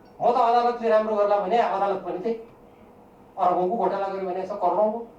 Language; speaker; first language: Nepali; native; Nepali